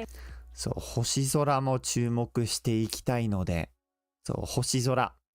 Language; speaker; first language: Japanese; non-native, fluent; English